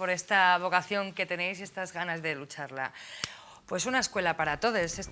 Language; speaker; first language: Spanish; native; Spanish